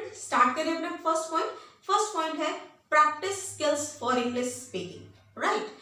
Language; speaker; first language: Hindi; native; Hindi